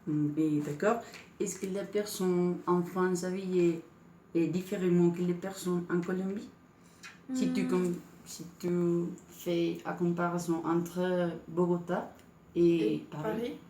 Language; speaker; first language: French; non-native, learner; Spanish